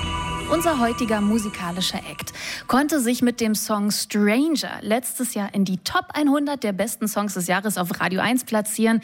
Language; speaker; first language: German; native; German